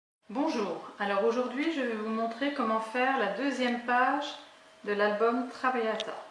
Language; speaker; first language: French; native; French